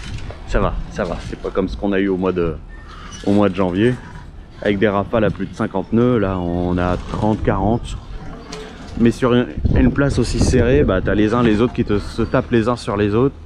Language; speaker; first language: French; native; French